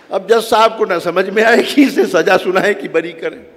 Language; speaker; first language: Hindi; native; Hindi